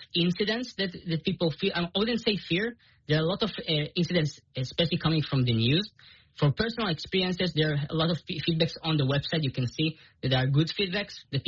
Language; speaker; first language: English; non-native, fluent; Hebrew